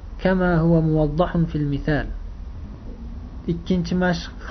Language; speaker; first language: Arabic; non-native, fluent; Uzbek